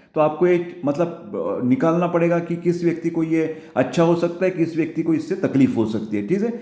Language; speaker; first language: Hindi; non-native, local second language; Marathi